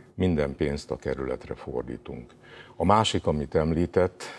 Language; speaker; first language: Hungarian; native; Hungarian